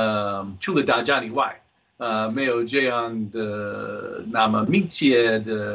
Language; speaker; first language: Chinese; non-native, fluent; English